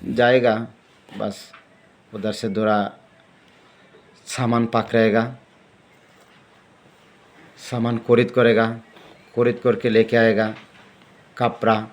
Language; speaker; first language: Hindi; non-native, learner; Bangla